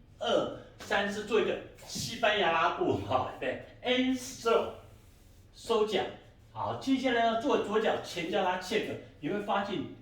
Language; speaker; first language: Chinese; native; Chinese